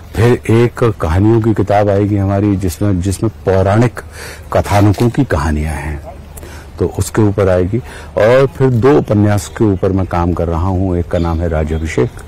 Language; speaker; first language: Hindi; native; Hindi